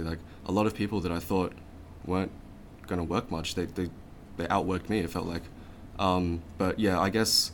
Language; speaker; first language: English; early bilingual, other home language; Chinese